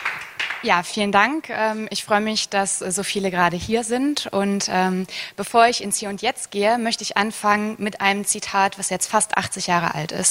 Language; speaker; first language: German; native; German